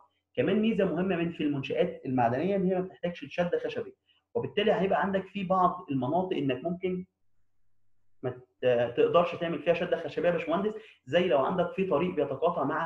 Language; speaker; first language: Arabic; native; Arabic